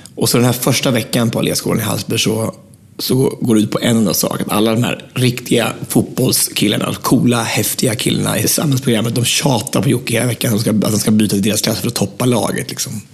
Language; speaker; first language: Swedish; native; Swedish